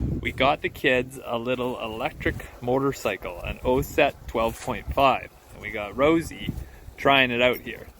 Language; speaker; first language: English; native; English